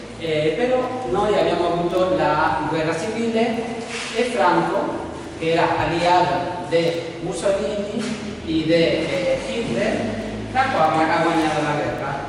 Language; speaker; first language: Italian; non-native, learner; Spanish